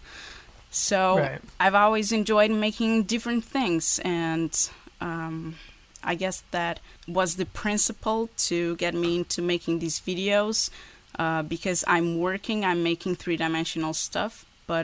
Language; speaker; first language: English; non-native, fluent; Portuguese